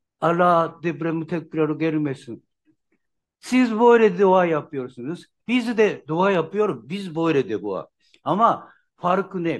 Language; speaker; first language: Turkish; non-native, learner; Japanese